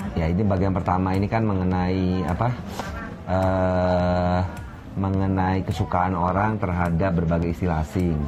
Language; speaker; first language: Indonesian; non-native, local second language; Minangkabau